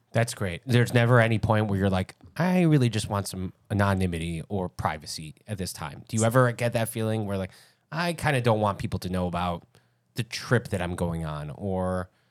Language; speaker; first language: English; native; English